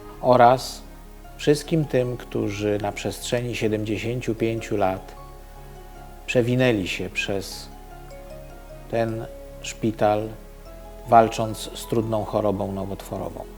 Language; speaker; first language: Polish; native; Polish